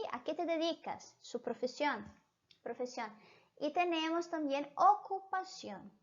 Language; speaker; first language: Spanish; non-native, fluent; Portuguese